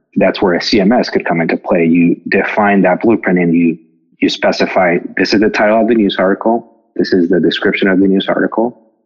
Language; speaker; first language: English; non-native, fluent; Spanish